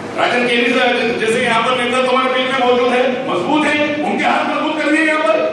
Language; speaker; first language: Hindi; native; Hindi